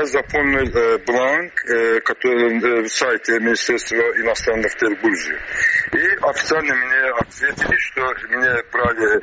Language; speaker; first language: Russian; non-native, learner; Azerbaijani